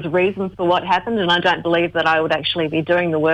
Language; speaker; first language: English; native; English